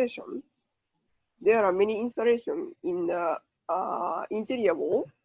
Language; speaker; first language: English; non-native, learner; Japanese